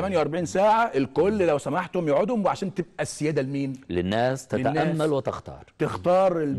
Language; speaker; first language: Arabic; native; Arabic